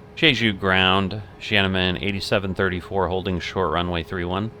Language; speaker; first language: English; native; English